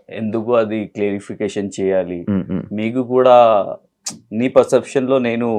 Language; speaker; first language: Telugu; non-native, learner; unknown